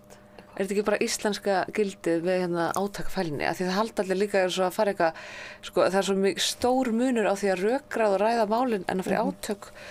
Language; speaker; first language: Icelandic; native; Icelandic